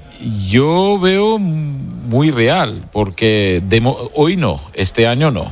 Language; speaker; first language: Spanish; non-native, learner; Georgian